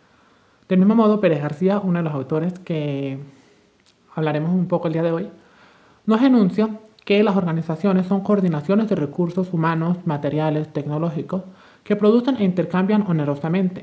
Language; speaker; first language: Spanish; native; Spanish